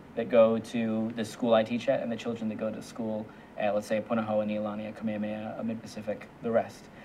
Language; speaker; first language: English; native; English